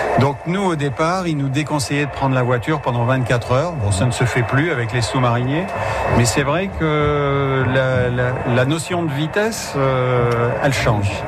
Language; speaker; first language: French; native; French